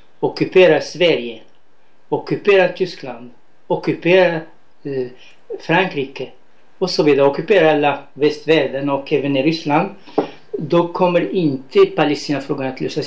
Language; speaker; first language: Swedish; non-native, fluent; Arabic